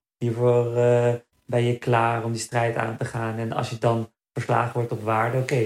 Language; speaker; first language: Dutch; early bilingual, other home language; Berber languages